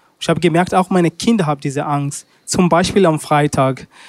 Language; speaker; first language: German; non-native, learner; Swahili